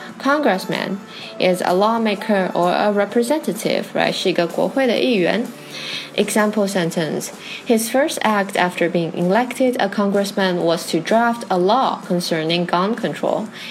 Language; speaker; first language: English; non-native, fluent; Chinese